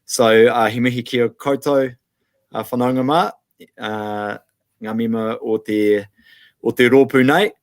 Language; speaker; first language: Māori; non-native, local second language; English